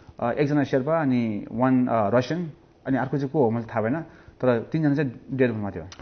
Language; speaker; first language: Nepali; early bilingual, heritage; Nepali